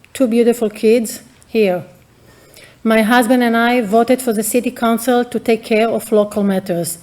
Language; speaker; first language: English; non-native, fluent; Hebrew